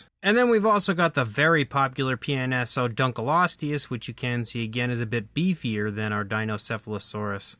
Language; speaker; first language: English; native; English